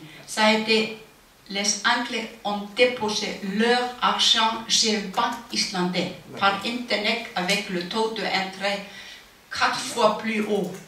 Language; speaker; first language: French; non-native, learner; Icelandic